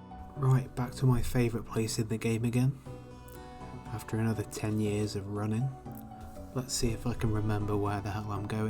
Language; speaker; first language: English; native; English